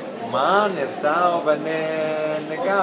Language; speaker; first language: Lithuanian; non-native, learner; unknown